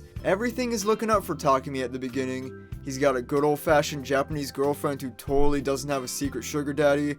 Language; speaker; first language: English; native; English